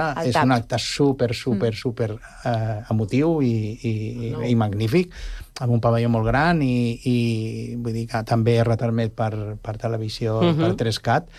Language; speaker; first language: Catalan; native; Catalan